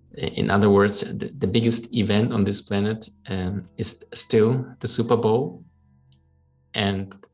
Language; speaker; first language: English; non-native, fluent; German